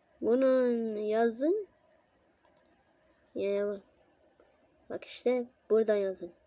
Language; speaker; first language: Turkish; non-native, learner; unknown